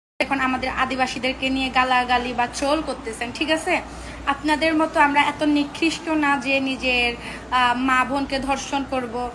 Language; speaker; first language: Bangla; non-native, local second language; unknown